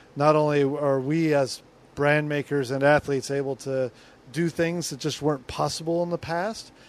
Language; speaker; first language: English; native; English